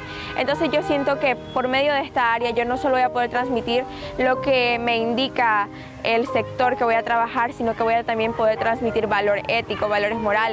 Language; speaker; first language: Spanish; native; Spanish